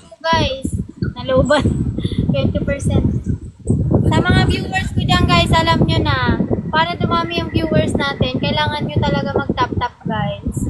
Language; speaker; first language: Filipino; native; Filipino